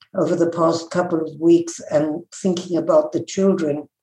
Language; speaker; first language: English; native; English